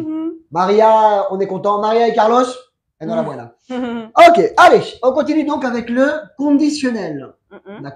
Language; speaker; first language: French; non-native, fluent; Spanish